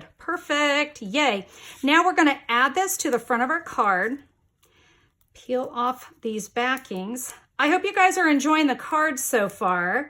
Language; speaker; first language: English; native; English